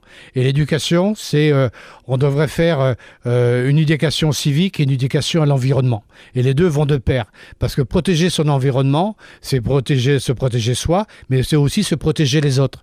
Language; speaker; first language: French; native; French